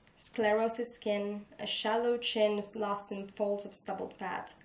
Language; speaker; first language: English; non-native, fluent; Italian